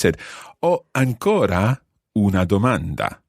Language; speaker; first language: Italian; non-native, fluent; English